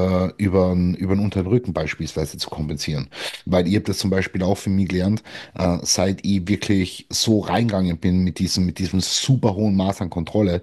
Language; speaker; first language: German; native; German